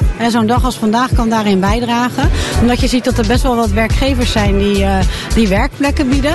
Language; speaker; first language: Dutch; native; Dutch